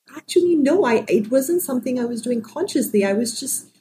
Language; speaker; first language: English; non-native, local second language; Sinhala